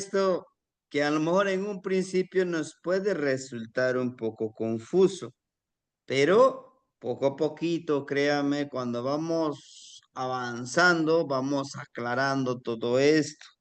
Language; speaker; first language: Spanish; native; Spanish